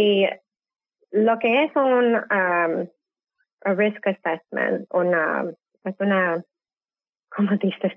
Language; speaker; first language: Spanish; non-native, fluent; English